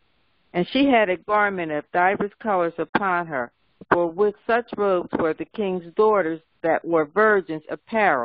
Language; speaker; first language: English; native; English